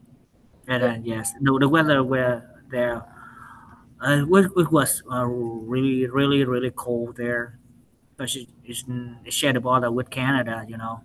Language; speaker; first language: English; non-native, learner; Vietnamese